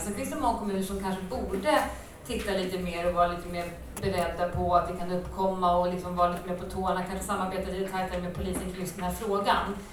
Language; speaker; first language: Swedish; native; Swedish